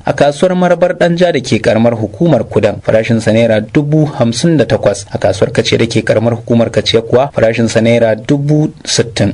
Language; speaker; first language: Hausa; native; Hausa